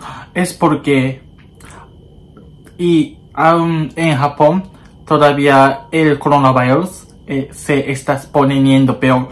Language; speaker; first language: Spanish; non-native, learner; Japanese